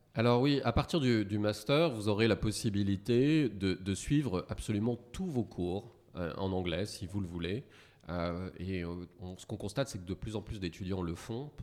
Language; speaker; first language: French; native; French